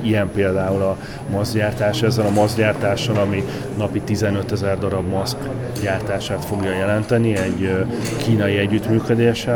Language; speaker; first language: Hungarian; native; Hungarian